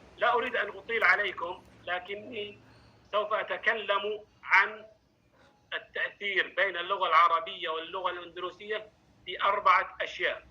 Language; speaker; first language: Arabic; non-native, fluent; Indonesian